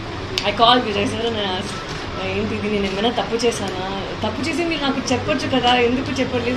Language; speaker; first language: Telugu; non-native, learner; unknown